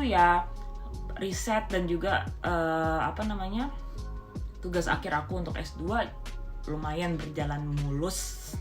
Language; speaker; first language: Indonesian; native; Indonesian